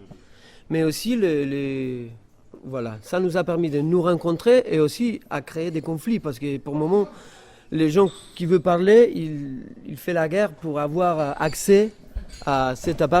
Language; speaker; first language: French; non-native, fluent; Spanish